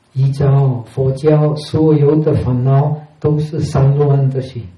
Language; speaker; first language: Chinese; non-native, fluent; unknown